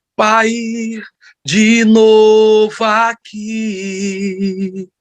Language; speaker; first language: Portuguese; native; Portuguese